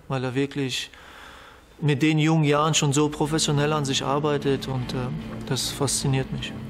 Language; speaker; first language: German; early bilingual, other home language; Polish